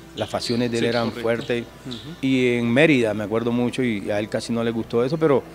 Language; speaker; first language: Spanish; native; Spanish